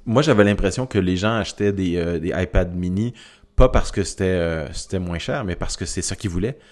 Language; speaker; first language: French; native; French